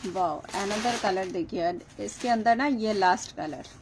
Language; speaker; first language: Hindi; non-native, local second language; Bangla